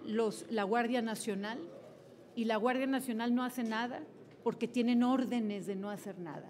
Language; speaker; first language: Spanish; native; Spanish